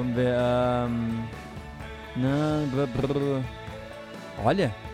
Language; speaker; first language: Portuguese; native; Portuguese